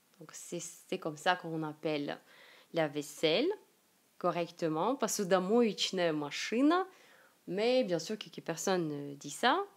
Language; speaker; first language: French; non-native, fluent; Russian